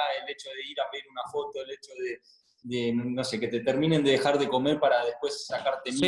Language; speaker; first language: Spanish; native; Spanish